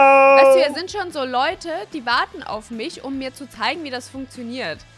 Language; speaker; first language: German; native; German